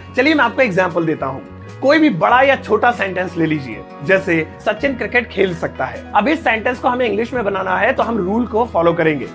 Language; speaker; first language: Hindi; native; Hindi